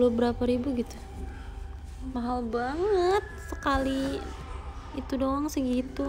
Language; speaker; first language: Indonesian; native; Indonesian